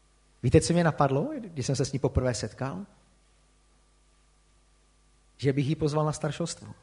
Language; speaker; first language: Czech; native; Czech